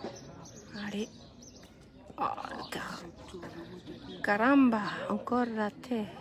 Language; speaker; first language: French; native; French